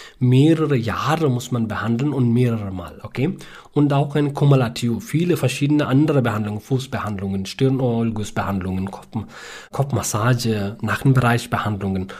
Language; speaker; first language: German; non-native, learner; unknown